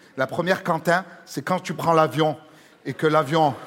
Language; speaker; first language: French; native; French